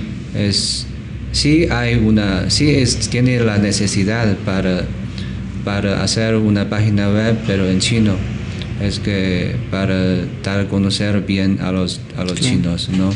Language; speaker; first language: Spanish; non-native, learner; Chinese